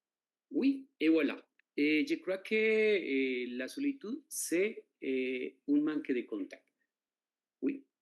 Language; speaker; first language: French; non-native, fluent; Spanish